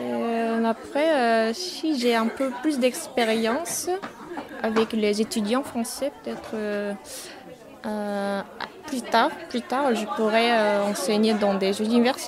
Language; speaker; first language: French; non-native, fluent; Korean